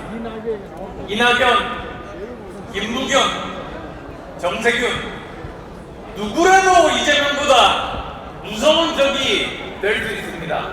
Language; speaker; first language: Korean; native; Korean